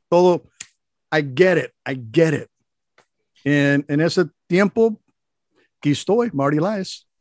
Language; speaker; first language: Spanish; non-native, learner; English